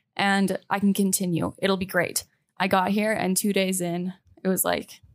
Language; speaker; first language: English; native; English